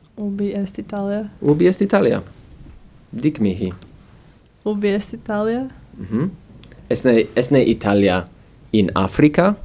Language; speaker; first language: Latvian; early bilingual, heritage; Latvian